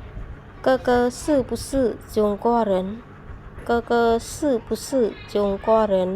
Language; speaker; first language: Chinese; non-native, fluent; Khmer